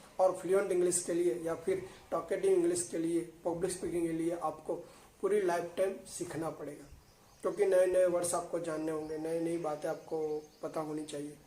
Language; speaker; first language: Hindi; non-native, local second language; Gujarati